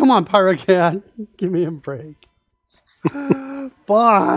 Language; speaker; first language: English; native; English